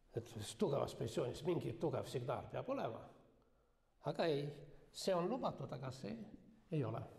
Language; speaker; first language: Estonian; non-native, local second language; Russian